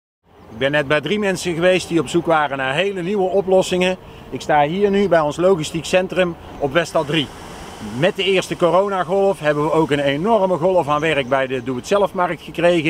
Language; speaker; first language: Dutch; native; Dutch